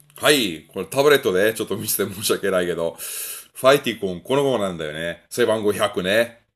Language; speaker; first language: Japanese; non-native, fluent; Italian